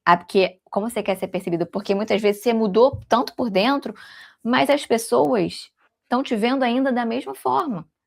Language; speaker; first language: Portuguese; native; Portuguese